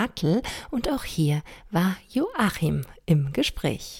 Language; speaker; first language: German; native; German